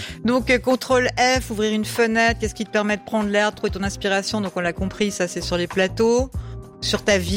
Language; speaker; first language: French; native; French